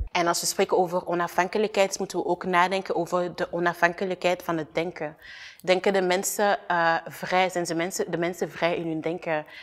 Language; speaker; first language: Dutch; early bilingual, other home language; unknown